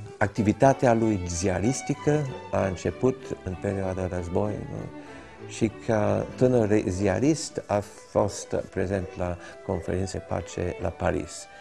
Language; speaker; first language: Romanian; early bilingual, heritage; Romanian